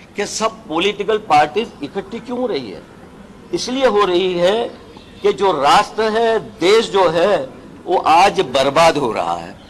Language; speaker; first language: Hindi; non-native, local second language; Gujarati